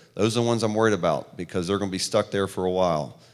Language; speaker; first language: English; native; English